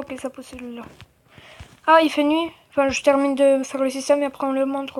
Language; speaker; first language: French; native; French